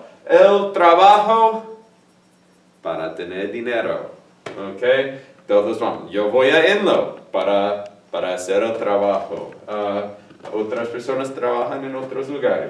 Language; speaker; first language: Spanish; non-native, fluent; English